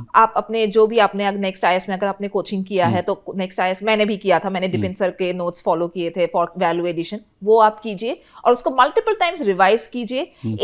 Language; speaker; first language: Hindi; non-native, local second language; Assamese